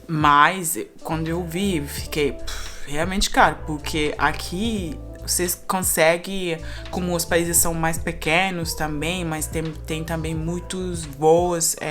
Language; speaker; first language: Portuguese; non-native, fluent; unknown